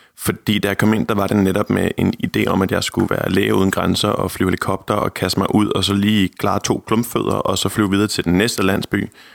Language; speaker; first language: Danish; native; Danish